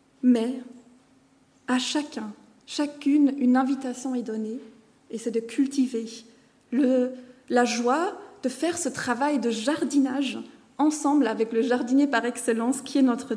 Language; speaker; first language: French; non-native, fluent; German